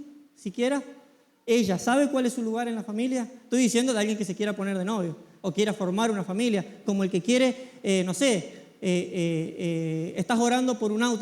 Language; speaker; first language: Spanish; native; Spanish